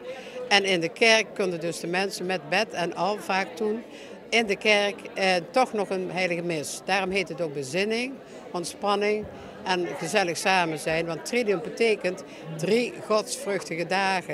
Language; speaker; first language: Dutch; native; Dutch